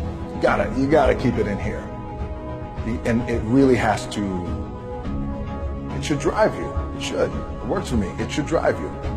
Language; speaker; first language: English; native; English